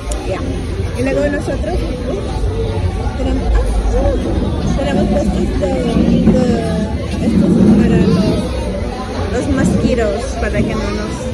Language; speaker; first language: Spanish; early bilingual, heritage; Spanish